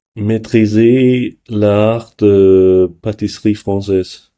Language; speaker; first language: French; non-native, learner; English